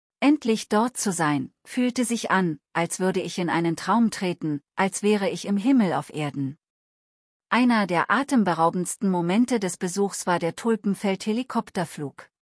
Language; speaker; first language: German; non-native, learner; Telugu